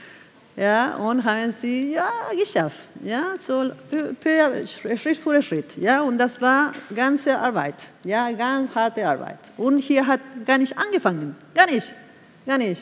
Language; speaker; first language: German; non-native, fluent; Spanish